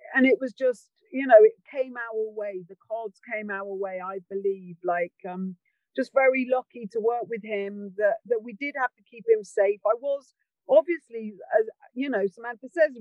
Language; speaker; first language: English; native; English